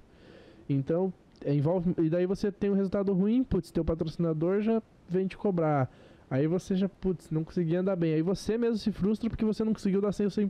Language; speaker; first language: Portuguese; native; Portuguese